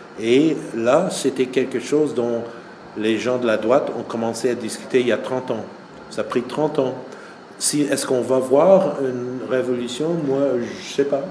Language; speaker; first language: French; non-native, fluent; English